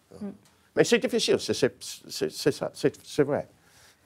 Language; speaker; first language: French; non-native, learner; English